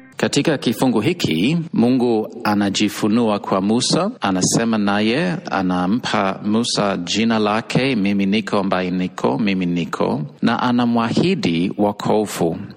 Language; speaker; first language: Swahili; non-native, fluent; English